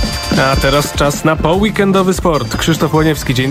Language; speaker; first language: Polish; native; Polish